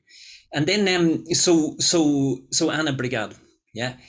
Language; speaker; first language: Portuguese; non-native, fluent; English